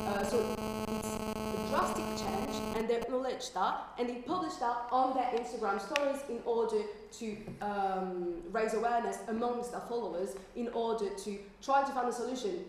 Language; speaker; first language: English; non-native, fluent; French